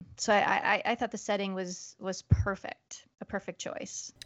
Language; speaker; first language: English; native; English